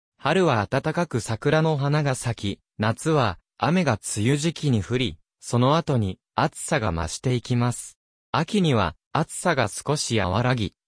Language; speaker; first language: Japanese; non-native, fluent; English